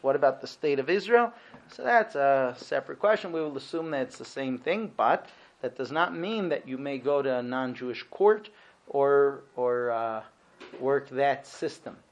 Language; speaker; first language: English; native; English